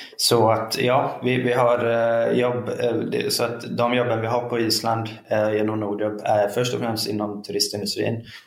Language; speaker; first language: Swedish; early bilingual, other home language; Icelandic